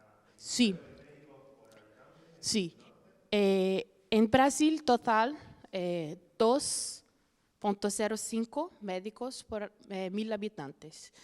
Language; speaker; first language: Spanish; non-native, fluent; Portuguese